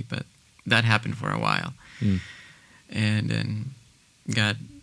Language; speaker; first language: English; non-native, fluent; Spanish